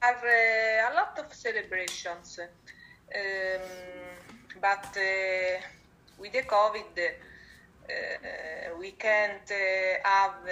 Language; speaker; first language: English; non-native, learner; Italian